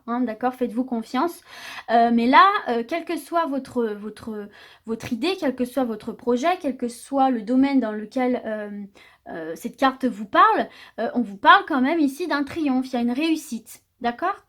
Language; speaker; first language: French; native; French